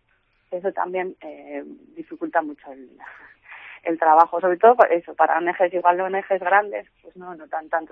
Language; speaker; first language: Spanish; native; Spanish